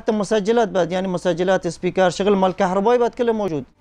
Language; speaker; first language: Arabic; non-native, fluent; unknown